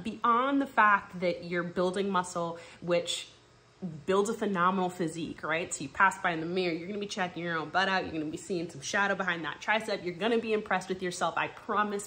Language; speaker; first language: English; native; English